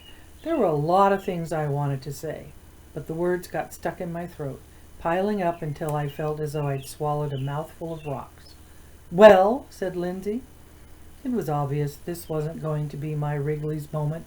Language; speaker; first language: English; native; English